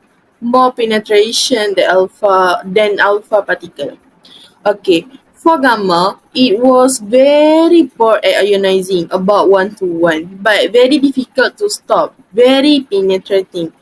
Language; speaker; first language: English; non-native, learner; Malay